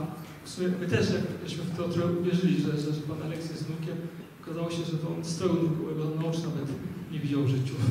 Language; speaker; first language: Polish; native; Polish